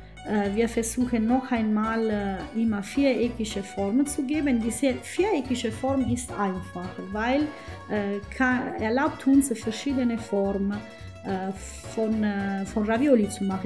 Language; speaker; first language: German; non-native, fluent; Italian